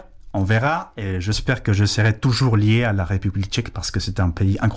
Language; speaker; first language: French; non-native, fluent; Spanish